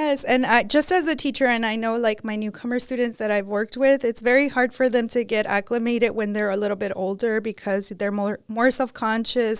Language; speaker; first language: English; early bilingual, other home language; Spanish